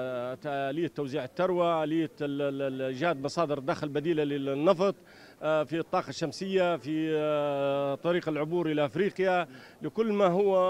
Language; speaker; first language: Arabic; native; Arabic